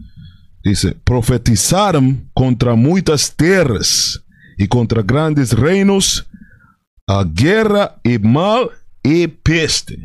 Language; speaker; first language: Portuguese; non-native, fluent; Spanish